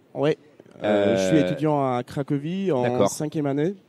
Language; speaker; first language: French; non-native, fluent; Polish